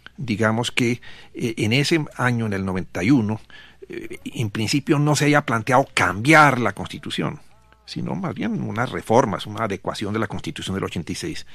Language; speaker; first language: Spanish; native; Spanish